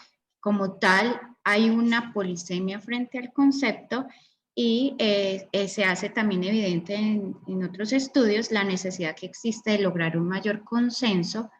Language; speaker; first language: Spanish; native; Spanish